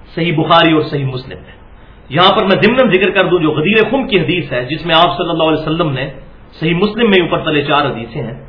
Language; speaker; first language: Urdu; non-native, local second language; Punjabi